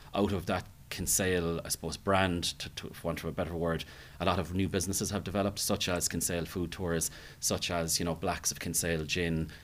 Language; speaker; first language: English; native; English